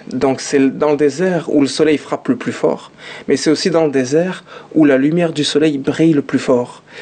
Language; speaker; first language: French; early bilingual, other home language; Arabic